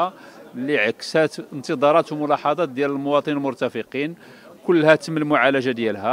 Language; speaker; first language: Arabic; native; Arabic